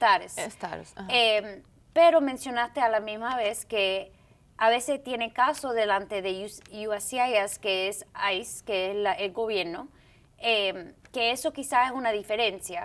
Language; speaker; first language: Spanish; early bilingual, heritage; Spanish